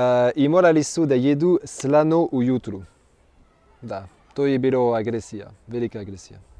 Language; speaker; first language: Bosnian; non-native, fluent; French